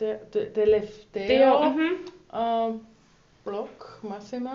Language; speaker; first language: Greek; non-native, learner; German